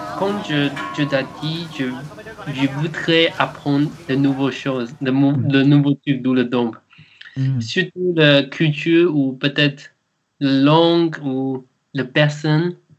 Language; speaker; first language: French; non-native, learner; Chinese